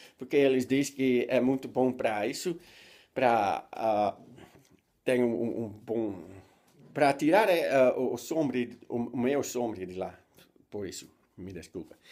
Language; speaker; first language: Portuguese; non-native, learner; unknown